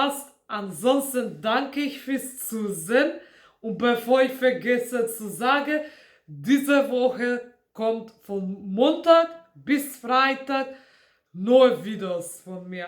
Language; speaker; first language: German; non-native, fluent; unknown